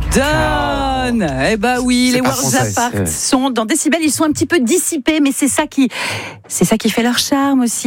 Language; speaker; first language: French; native; French